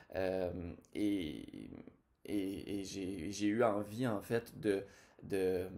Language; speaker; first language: French; native; French